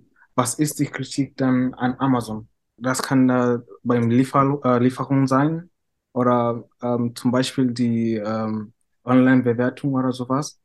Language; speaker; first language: German; non-native, fluent; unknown